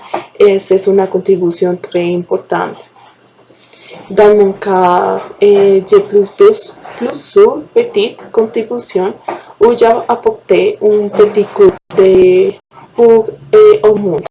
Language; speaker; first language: French; non-native, learner; Spanish